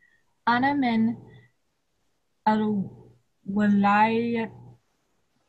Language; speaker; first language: Arabic; non-native, learner; English